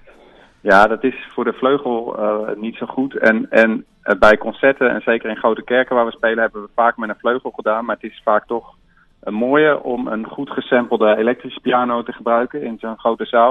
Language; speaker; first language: Dutch; native; Dutch